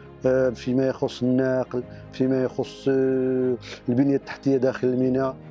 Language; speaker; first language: Arabic; native; Arabic